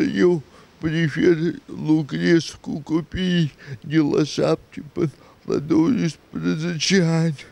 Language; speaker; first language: Romanian; non-native, local second language; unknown